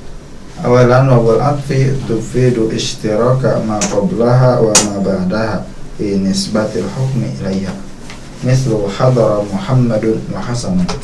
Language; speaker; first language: Arabic; non-native, fluent; Indonesian